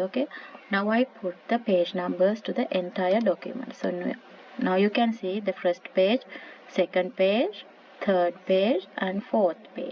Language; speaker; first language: English; non-native, local second language; Sinhala